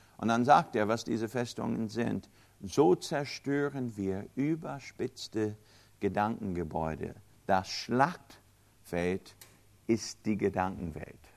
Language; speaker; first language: German; non-native, fluent; English